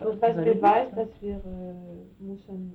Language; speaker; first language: German; non-native, learner; French